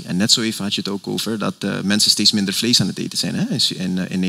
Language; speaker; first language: Dutch; native; Dutch